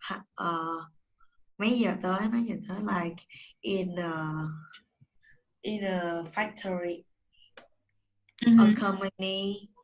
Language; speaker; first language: English; non-native, learner; Vietnamese